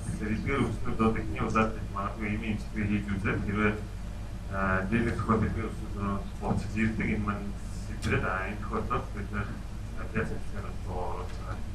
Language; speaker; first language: Mongolian; native; Mongolian